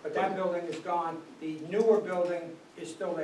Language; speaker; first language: English; native; English